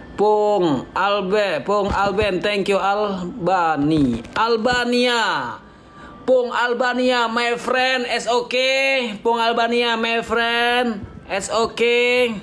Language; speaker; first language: English; non-native, learner; Indonesian